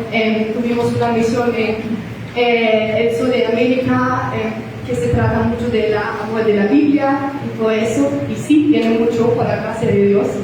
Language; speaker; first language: Spanish; non-native, fluent; German